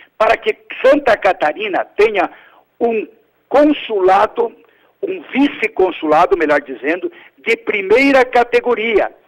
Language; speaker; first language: Portuguese; early bilingual, other home language; Italian